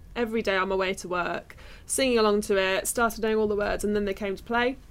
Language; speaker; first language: English; native; English